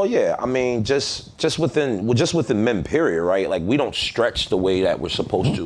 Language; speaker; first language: English; native; English